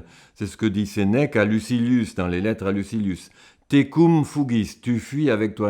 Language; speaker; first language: French; native; French